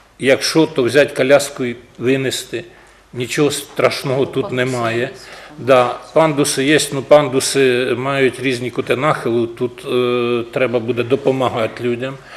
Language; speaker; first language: Ukrainian; native; Ukrainian